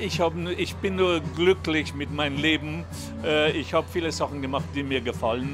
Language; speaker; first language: German; non-native, local second language; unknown